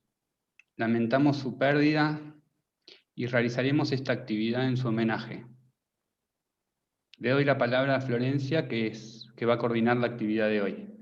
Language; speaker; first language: Spanish; native; Spanish